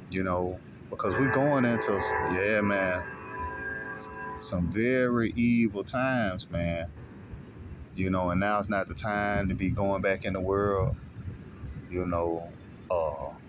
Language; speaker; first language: English; native; English